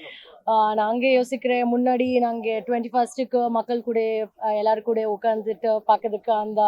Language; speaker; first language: Tamil; non-native, learner; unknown